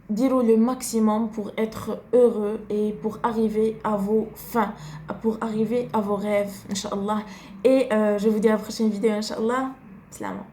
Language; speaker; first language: French; non-native, local second language; Arabic